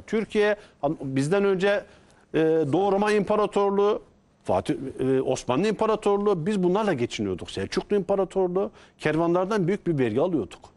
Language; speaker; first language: Turkish; native; Turkish